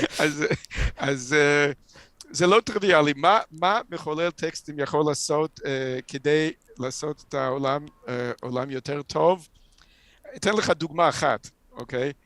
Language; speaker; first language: Hebrew; non-native, fluent; English